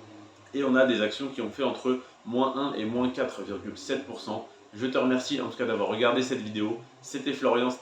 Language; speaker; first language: French; native; French